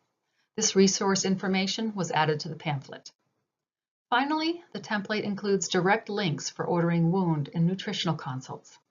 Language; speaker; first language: English; native; English